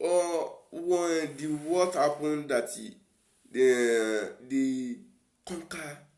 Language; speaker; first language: English; non-native, local second language; Yoruba